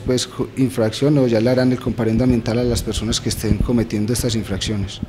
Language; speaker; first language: Spanish; native; Spanish